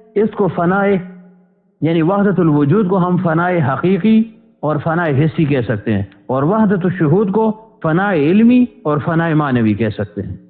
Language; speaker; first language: Urdu; non-native, local second language; Pashto